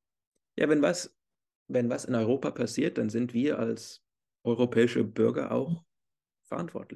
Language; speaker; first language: German; early bilingual, heritage; English